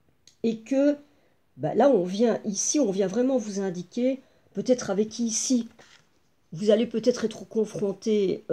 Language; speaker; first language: French; native; French